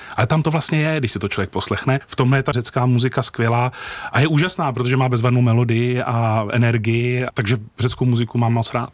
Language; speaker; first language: Czech; native; Czech